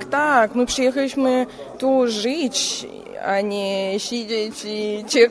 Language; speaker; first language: Polish; early bilingual, heritage; Russian